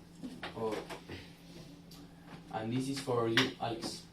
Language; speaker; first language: English; non-native, learner; Spanish